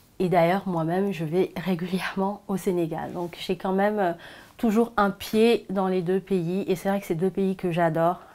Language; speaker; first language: French; non-native, local second language; Wolof